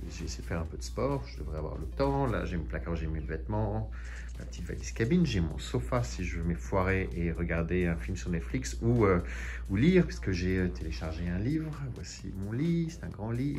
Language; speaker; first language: French; native; French